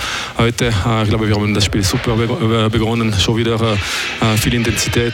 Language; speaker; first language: German; non-native, local second language; French